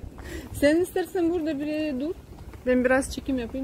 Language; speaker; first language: Turkish; non-native, fluent; Russian